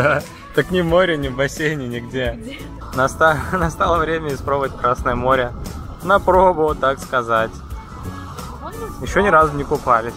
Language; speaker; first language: Russian; native; Russian